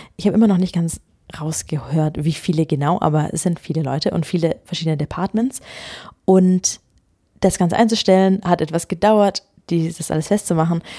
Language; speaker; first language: German; native; German